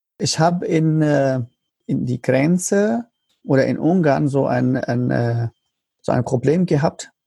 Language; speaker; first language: German; non-native, learner; Arabic